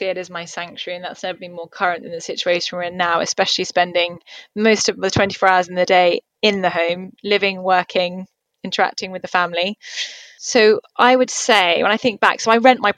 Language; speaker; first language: English; native; English